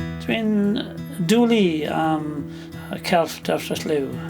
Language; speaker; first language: Welsh; non-native, learner; English